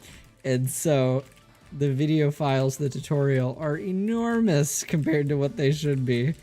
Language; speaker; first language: English; native; English